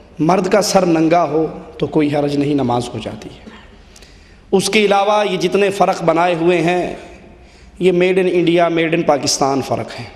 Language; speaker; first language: Urdu; non-native, local second language; Punjabi